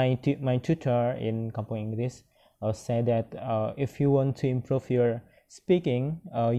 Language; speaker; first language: English; non-native, learner; Minangkabau